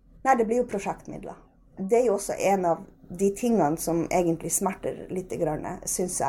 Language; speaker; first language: Norwegian; native; Norwegian